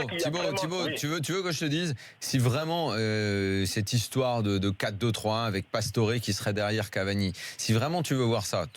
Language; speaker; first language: French; native; French